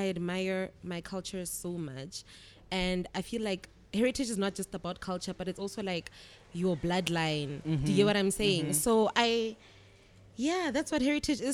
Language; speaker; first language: English; non-native, local second language; Tswana